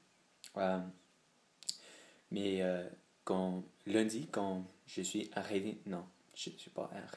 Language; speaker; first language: French; non-native, learner; English